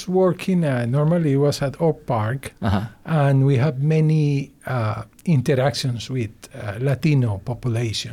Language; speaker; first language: English; non-native, learner; Spanish